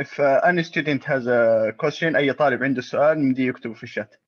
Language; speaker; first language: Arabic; native; Arabic